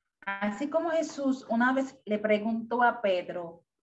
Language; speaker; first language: Spanish; non-native, fluent; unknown